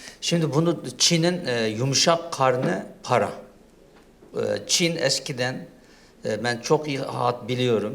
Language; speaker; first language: Turkish; non-native, fluent; Uyghur